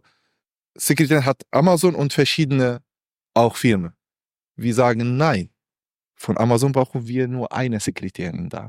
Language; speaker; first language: German; non-native, learner; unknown